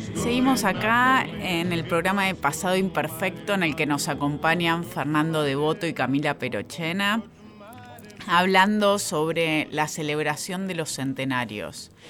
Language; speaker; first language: Spanish; native; Spanish